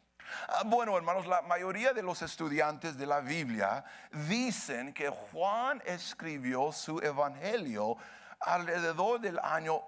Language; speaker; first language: Spanish; early bilingual, heritage; Spanish